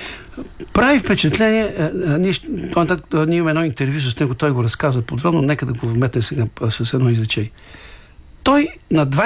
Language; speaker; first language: Bulgarian; native; Bulgarian